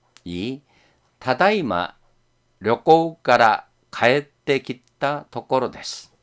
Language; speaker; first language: Japanese; non-native, fluent; Korean